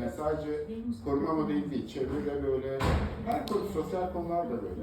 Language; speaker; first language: Turkish; native; Turkish